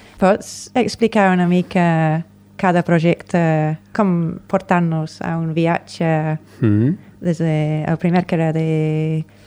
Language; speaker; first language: Catalan; non-native, fluent; English